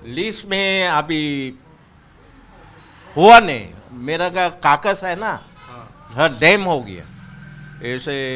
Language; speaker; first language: Hindi; non-native, local second language; Chinese